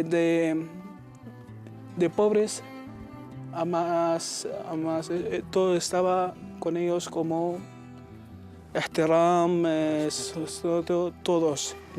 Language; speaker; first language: Spanish; non-native, learner; Arabic